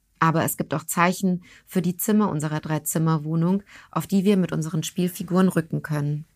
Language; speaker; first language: German; early bilingual, other home language; Turkish